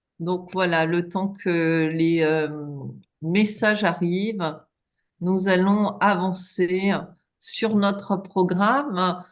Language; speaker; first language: French; native; French